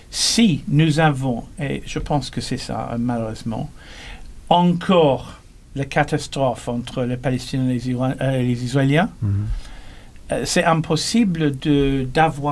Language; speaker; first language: French; non-native, learner; English